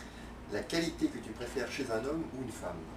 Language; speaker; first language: French; native; French